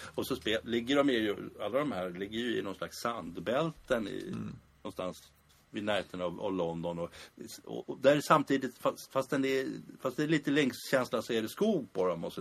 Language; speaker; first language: Swedish; native; Swedish